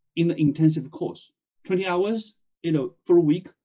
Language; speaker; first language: English; non-native, fluent; Chinese